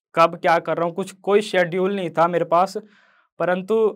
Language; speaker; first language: Hindi; native; Hindi